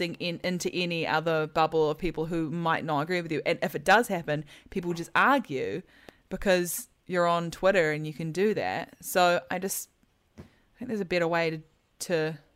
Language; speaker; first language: English; native; English